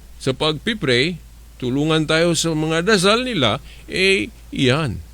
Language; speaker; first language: Filipino; non-native, fluent; Cebuano